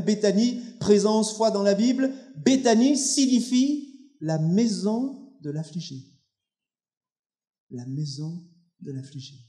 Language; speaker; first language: French; native; French